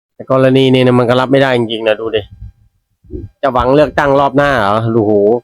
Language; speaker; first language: Thai; native; Thai